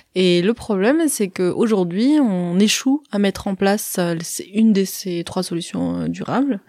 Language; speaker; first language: French; early bilingual, other home language; Arabic